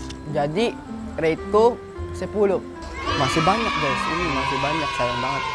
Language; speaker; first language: Indonesian; non-native, learner; Filipino